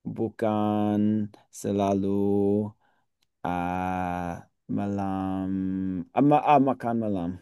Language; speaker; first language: Indonesian; non-native, learner; English